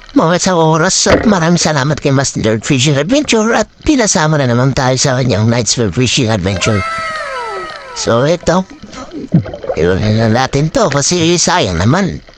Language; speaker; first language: Filipino; non-native, local second language; Waray